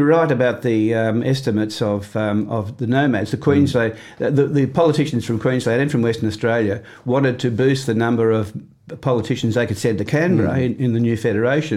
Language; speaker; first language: English; native; English